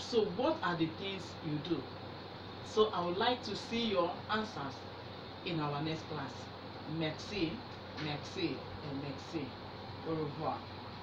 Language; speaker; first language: English; non-native, local second language; Igbo